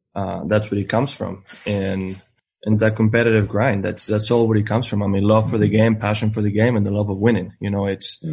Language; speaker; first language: English; non-native, fluent; Spanish